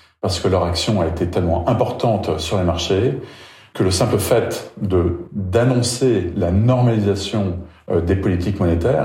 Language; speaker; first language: French; native; French